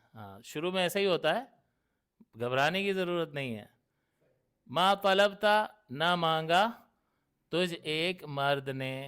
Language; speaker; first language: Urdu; native; Urdu